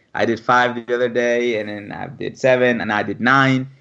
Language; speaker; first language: English; early bilingual, other home language; French